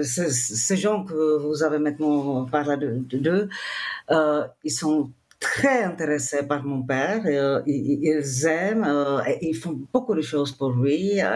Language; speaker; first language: French; non-native, fluent; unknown